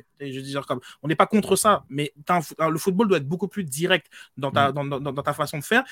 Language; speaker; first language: French; native; French